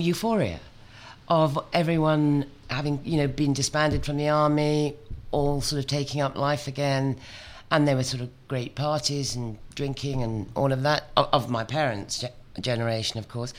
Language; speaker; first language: English; native; English